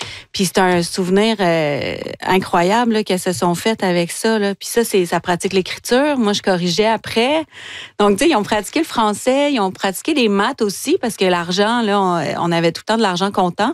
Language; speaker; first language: French; native; French